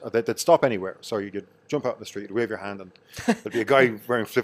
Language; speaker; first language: English; native; English